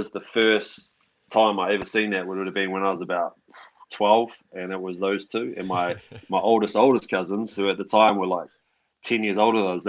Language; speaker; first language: English; native; English